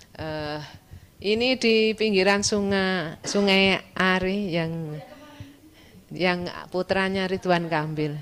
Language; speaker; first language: Indonesian; non-native, local second language; Javanese